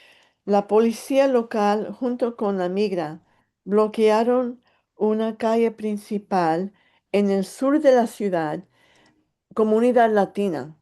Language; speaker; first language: Spanish; early bilingual, heritage; English